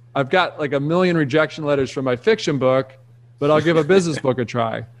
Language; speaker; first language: English; native; English